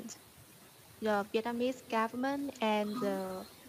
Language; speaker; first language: English; non-native, learner; Vietnamese